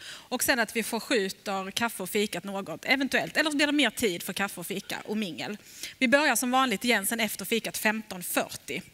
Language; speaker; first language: Swedish; native; Swedish